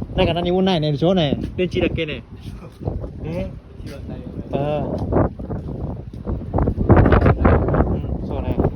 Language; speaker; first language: Japanese; non-native, learner; Hmong